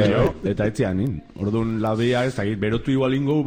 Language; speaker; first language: Basque; native; Basque